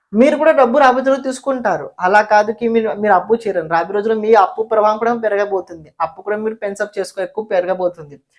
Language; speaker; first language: Telugu; non-native, local second language; Marathi